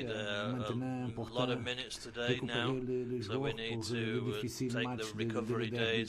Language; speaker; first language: French; non-native, fluent; Portuguese